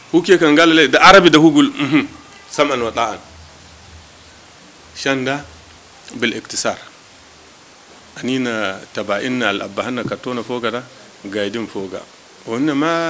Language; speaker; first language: Arabic; non-native, local second language; Hausa